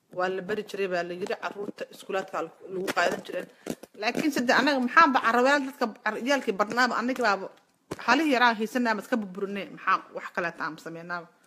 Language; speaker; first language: Somali; native; Somali